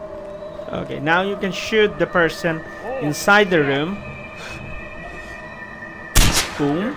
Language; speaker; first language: English; non-native, fluent; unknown